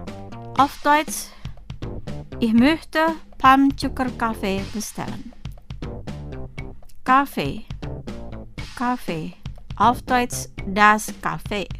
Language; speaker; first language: German; non-native, fluent; Indonesian